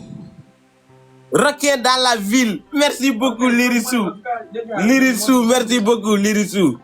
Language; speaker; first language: French; non-native, local second language; Wolof